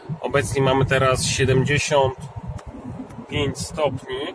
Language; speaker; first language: Polish; native; Polish